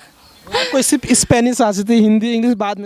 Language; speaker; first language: Hindi; native; Hindi